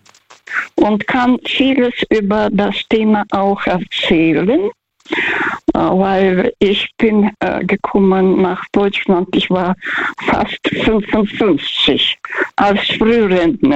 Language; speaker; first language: German; non-native, fluent; Russian